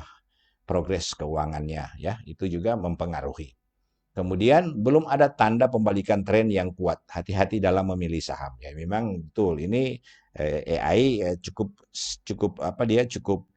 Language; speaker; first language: Indonesian; native; Indonesian